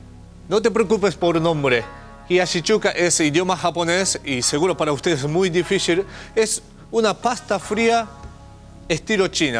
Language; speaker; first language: Spanish; non-native, learner; Japanese